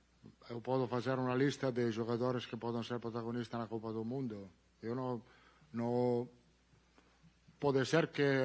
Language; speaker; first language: Portuguese; non-native, learner; Italian